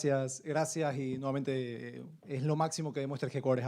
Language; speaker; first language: Spanish; native; Spanish